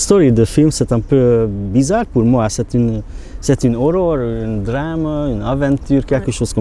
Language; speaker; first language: French; non-native, learner; Hungarian